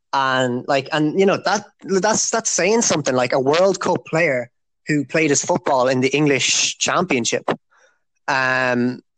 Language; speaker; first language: English; native; English